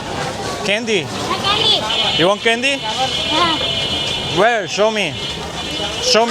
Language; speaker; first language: English; non-native, learner; Slovak